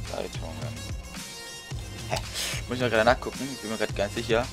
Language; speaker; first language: German; native; German